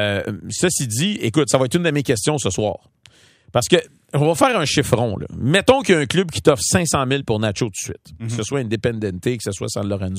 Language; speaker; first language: French; native; French